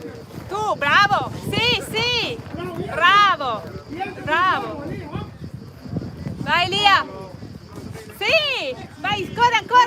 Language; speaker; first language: Italian; native; Italian